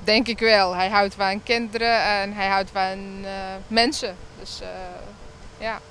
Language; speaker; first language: Dutch; non-native, fluent; Arabic